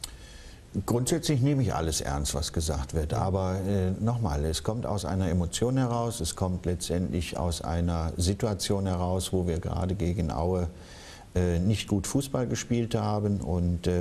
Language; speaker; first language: German; native; German